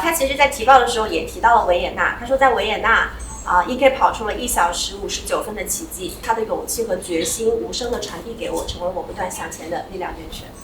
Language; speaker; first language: Chinese; native; Chinese